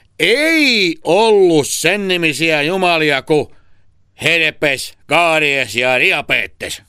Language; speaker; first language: Finnish; native; Finnish